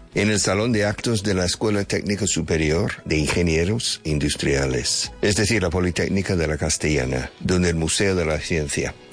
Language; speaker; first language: Spanish; non-native, fluent; English